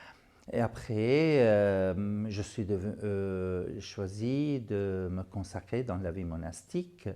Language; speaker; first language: French; non-native, fluent; Arabic